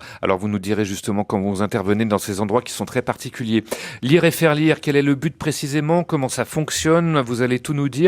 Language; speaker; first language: French; native; French